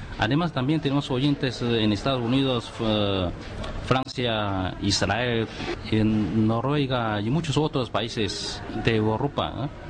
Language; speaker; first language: Spanish; non-native, fluent; Chinese